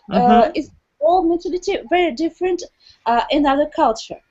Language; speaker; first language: English; non-native, learner; Russian